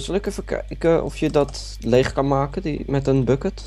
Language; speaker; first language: Dutch; native; Dutch